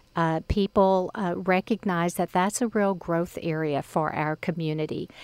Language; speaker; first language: English; native; English